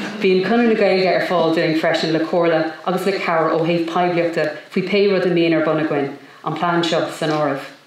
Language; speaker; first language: Irish; non-native, local second language; English